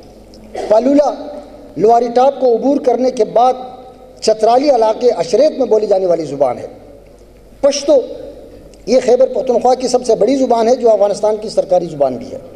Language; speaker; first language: Urdu; non-native, local second language; Northern Hindko